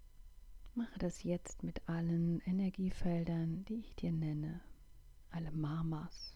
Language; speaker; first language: German; native; German